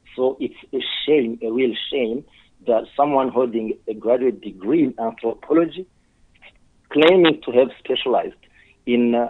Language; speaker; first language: English; non-native, fluent; Rundi